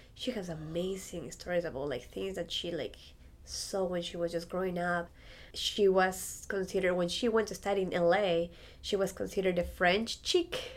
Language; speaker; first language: English; non-native, fluent; Spanish